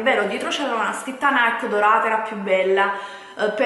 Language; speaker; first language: Italian; native; Italian